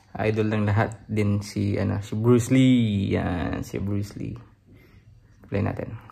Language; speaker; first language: Filipino; non-native, local second language; Hiligaynon